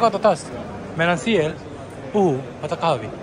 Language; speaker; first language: Finnish; non-native, local second language; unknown